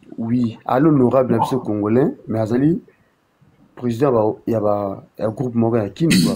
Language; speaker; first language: Lingala; native; Lingala